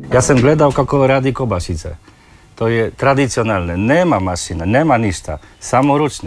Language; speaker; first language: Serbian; non-native, learner; Polish